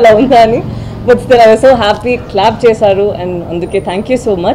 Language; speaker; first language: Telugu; non-native, fluent; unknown